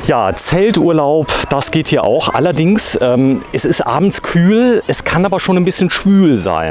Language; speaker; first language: German; native; German